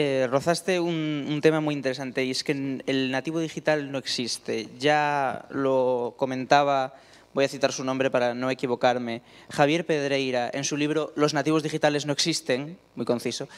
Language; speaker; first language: Spanish; native; Spanish